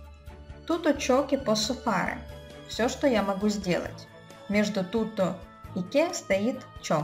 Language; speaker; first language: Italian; non-native, fluent; Russian